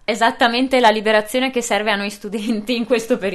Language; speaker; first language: Italian; native; Italian